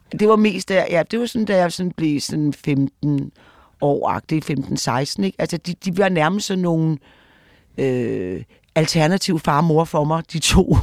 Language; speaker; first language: Danish; native; Danish